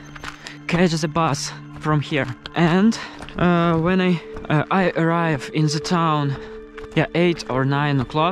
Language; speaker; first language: English; non-native, learner; Russian